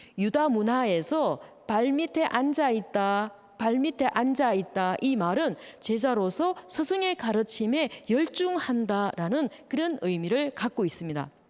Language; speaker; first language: Korean; native; Korean